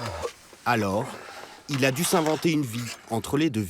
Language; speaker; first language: French; native; French